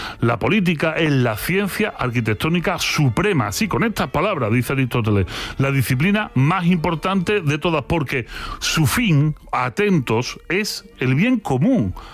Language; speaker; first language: Spanish; native; Spanish